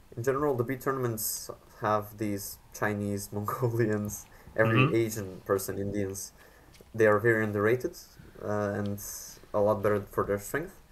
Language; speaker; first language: English; non-native, fluent; Macedonian